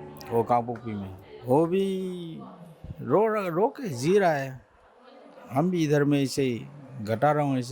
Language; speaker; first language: Hindi; non-native, local second language; Manipuri